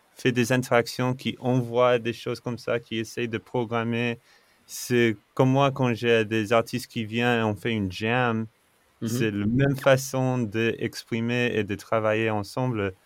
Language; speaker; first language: French; non-native, fluent; English